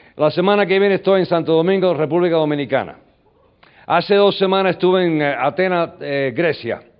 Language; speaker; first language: Spanish; early bilingual, heritage; English